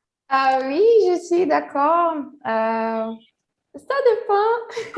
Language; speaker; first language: French; non-native, learner; Portuguese